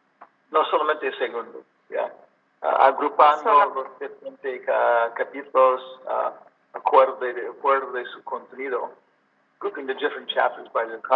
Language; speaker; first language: Spanish; non-native, learner; English